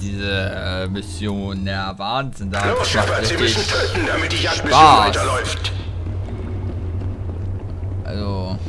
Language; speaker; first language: German; native; German